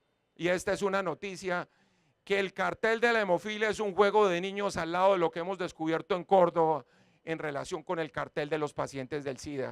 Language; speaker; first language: Spanish; native; Spanish